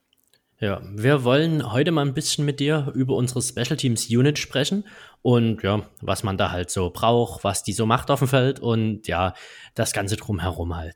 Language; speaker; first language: German; native; German